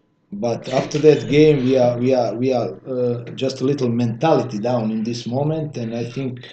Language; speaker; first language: English; non-native, fluent; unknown